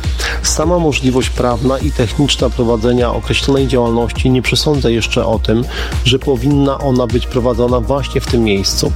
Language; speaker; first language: Polish; native; Polish